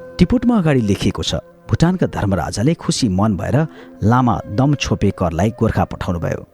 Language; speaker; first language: Nepali; native; Nepali